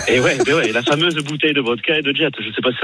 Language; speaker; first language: French; native; French